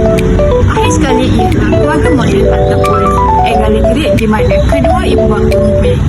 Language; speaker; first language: Malay; native; Malay